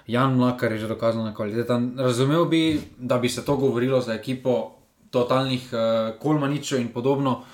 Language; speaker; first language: Slovenian; native; Slovenian